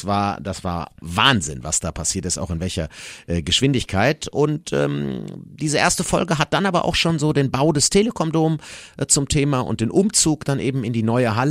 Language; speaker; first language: German; native; German